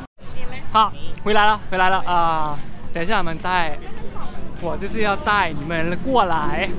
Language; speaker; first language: Chinese; non-native, learner; Thai